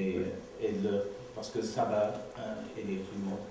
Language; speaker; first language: French; non-native, learner; English